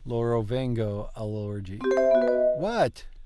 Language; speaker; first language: Italian; non-native, learner; English